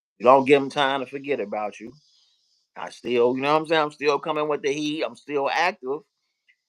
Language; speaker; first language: English; native; English